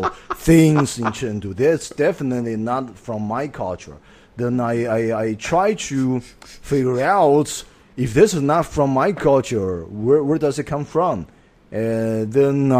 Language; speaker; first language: English; non-native, fluent; Chinese